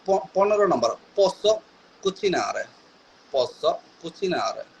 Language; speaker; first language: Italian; non-native, learner; Bangla